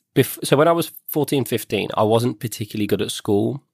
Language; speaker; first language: English; native; English